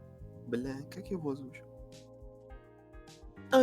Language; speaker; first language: Russian; native; Russian